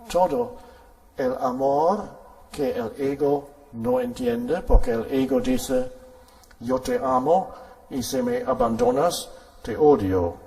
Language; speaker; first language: Spanish; non-native, fluent; German